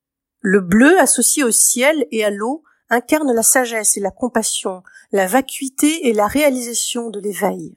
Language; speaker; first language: French; native; French